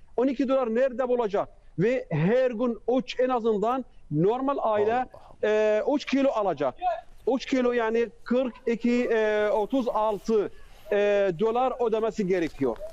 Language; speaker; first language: Turkish; non-native, fluent; Arabic